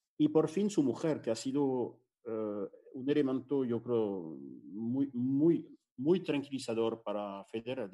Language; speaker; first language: Spanish; non-native, fluent; French